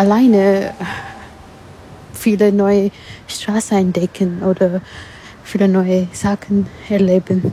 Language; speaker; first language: German; non-native, learner; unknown